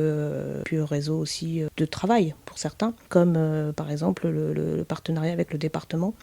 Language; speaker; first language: French; native; French